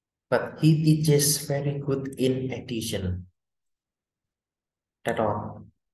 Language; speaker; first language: English; non-native, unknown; Indonesian